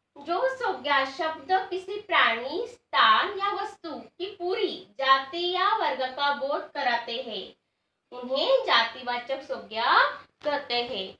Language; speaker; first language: Hindi; non-native, local second language; Marathi